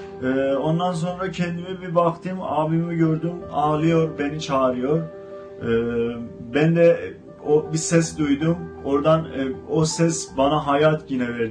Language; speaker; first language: Turkish; non-native, fluent; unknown